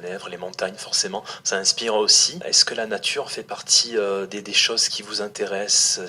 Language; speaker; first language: French; native; French